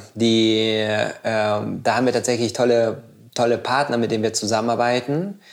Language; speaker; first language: German; non-native, fluent; Spanish